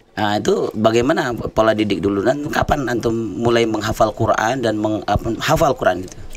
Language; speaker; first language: Indonesian; native; Indonesian